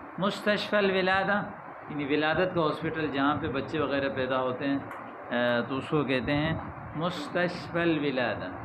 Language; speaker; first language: Urdu; native; Urdu